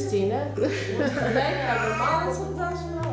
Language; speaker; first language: Dutch; non-native, learner; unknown